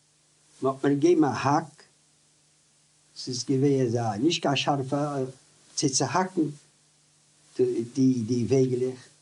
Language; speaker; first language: German; non-native, learner; Yiddish